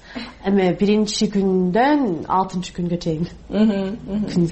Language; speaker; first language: Kyrgyz; non-native, fluent; English